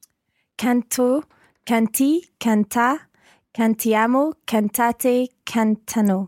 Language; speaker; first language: Italian; non-native, learner; English